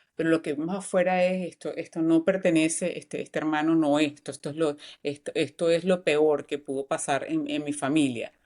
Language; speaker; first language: Spanish; native; Spanish